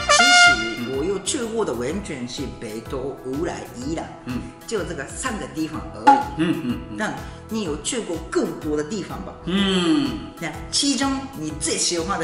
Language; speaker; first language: Chinese; non-native, fluent; Japanese